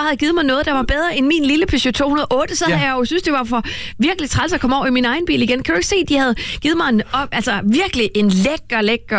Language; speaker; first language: Danish; native; Danish